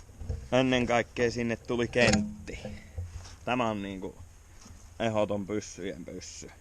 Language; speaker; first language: Finnish; native; Finnish